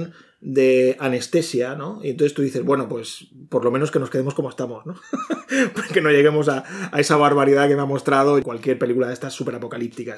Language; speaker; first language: Spanish; native; Spanish